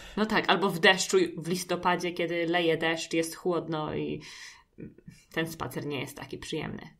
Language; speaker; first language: Polish; native; Polish